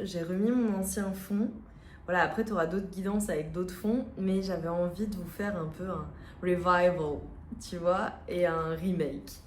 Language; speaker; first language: French; native; French